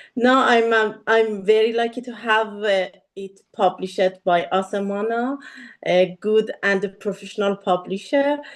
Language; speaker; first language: English; non-native, learner; Persian